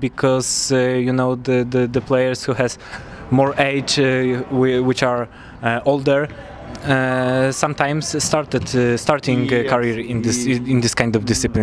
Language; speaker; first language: English; non-native, fluent; Polish